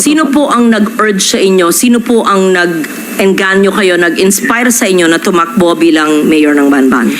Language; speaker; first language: Filipino; native; Filipino